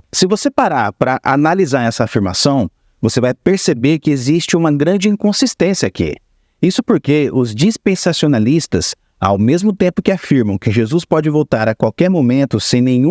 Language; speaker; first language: Portuguese; native; Portuguese